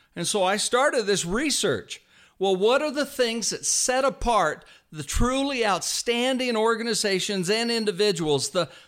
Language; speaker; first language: English; native; English